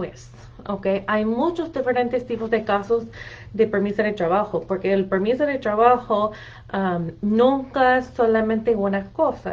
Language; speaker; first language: Spanish; non-native, fluent; English